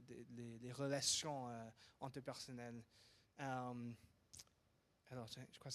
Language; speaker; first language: French; non-native, fluent; English